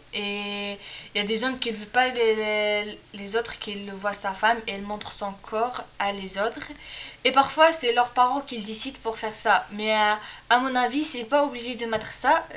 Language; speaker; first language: French; non-native, local second language; Arabic